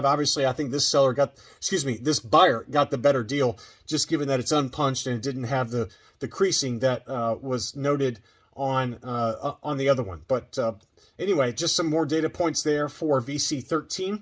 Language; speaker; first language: English; native; English